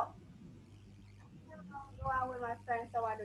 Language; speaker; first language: English; non-native, learner; Vietnamese